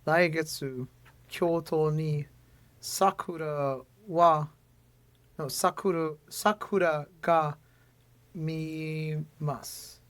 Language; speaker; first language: Japanese; non-native, learner; English